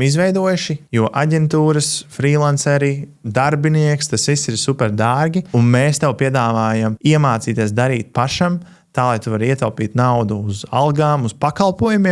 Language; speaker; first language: Latvian; native; Latvian